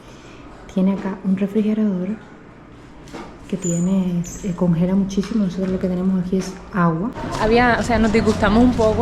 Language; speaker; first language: Spanish; native; Spanish